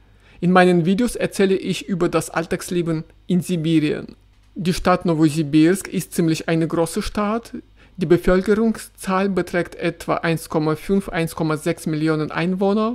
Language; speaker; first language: German; non-native, fluent; Russian